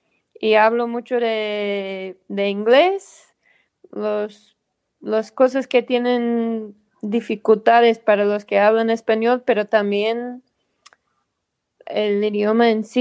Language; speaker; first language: Spanish; non-native, fluent; English